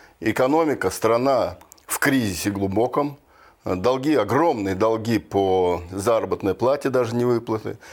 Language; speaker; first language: Russian; native; Russian